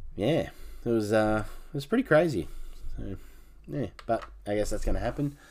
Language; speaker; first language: English; native; English